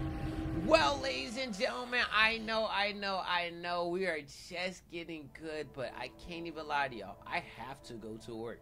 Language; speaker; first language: English; native; English